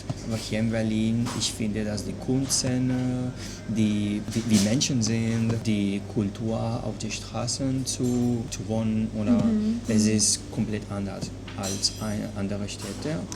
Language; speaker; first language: German; non-native, fluent; Catalan